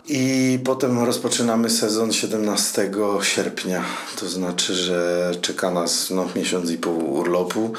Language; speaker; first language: Polish; native; Polish